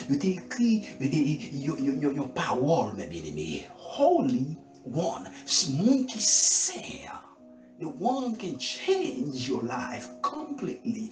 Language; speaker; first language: English; non-native, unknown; Haitian Creole